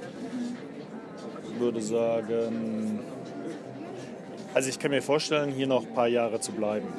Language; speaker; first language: German; native; German